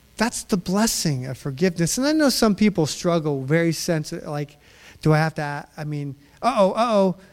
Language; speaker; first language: English; native; English